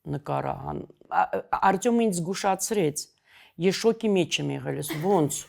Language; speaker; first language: Armenian; native; Armenian